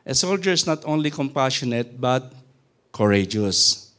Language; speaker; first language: English; non-native, local second language; Filipino